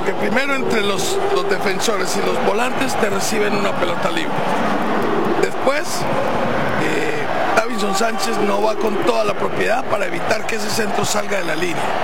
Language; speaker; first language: Spanish; native; Spanish